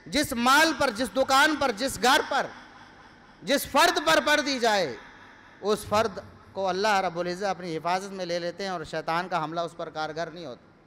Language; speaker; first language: Urdu; non-native, local second language; Punjabi